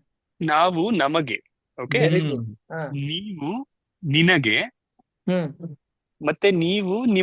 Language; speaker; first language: Kannada; non-native, learner; Telugu